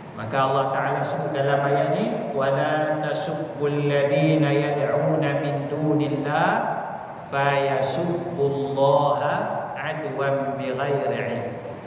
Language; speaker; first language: Malay; native; Malay